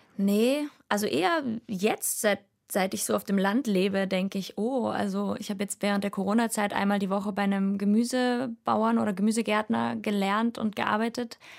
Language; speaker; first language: German; native; German